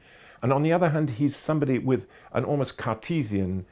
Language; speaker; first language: English; native; English